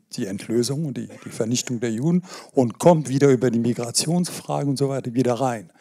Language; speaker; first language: German; non-native, fluent; French